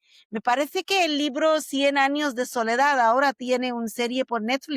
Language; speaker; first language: Spanish; non-native, fluent; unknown